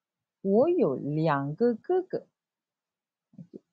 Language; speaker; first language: Chinese; non-native, local second language; Malay